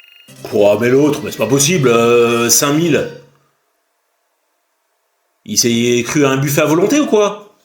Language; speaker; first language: French; native; French